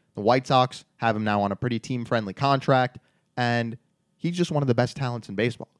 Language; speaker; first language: English; native; English